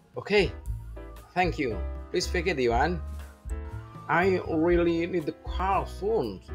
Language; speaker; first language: English; non-native, fluent; Indonesian